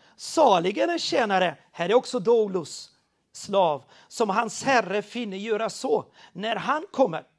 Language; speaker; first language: Swedish; non-native, fluent; Portuguese